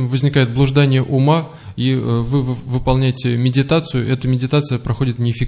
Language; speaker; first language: Russian; native; Russian